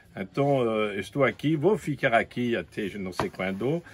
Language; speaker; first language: Portuguese; non-native, fluent; French